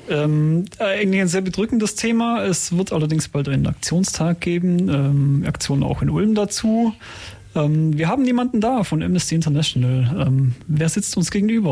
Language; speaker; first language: German; native; German